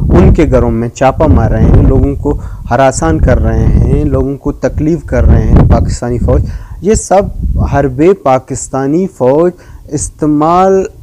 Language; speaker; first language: Urdu; non-native, local second language; Baluchi